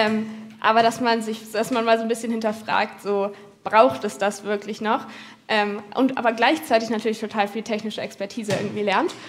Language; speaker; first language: German; native; German